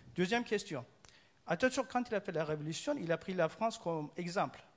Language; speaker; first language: French; non-native, fluent; Turkish